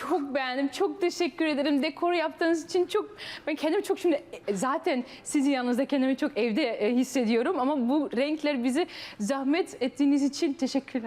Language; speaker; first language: Turkish; early bilingual, heritage; Turkish